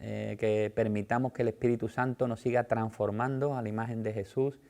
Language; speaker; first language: Spanish; native; Spanish